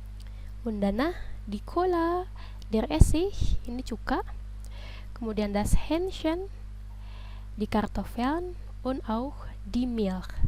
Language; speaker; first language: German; non-native, fluent; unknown